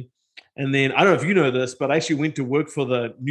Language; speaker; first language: English; native; English